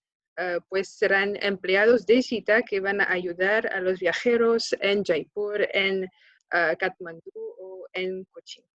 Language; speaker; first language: Spanish; non-native, fluent; French